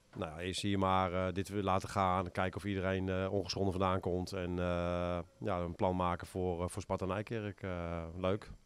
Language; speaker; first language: Dutch; native; Dutch